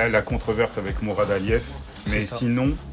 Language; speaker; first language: French; native; French